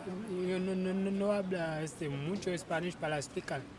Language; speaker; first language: Spanish; non-native, learner; Haitian Creole